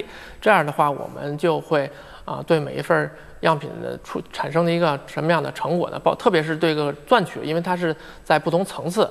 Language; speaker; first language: Chinese; native; Chinese